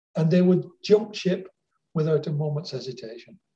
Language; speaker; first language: English; native; English